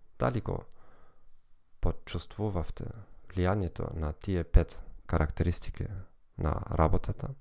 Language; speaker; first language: Macedonian; non-native, learner; German